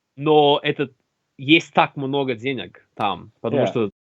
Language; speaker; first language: Russian; non-native, learner; English